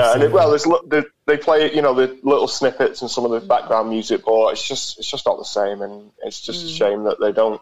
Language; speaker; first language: English; native; English